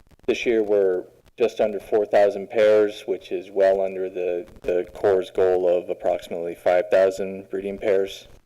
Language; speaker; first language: English; native; English